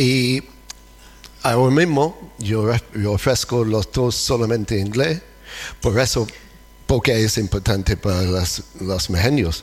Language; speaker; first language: Spanish; non-native, fluent; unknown